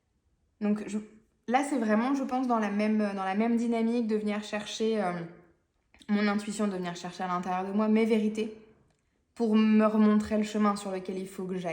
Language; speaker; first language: French; native; French